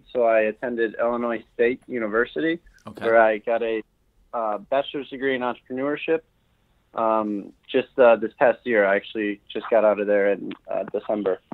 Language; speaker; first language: English; native; English